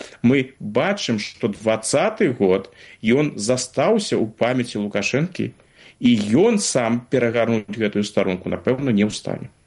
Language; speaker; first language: Belarusian; non-native, local second language; Russian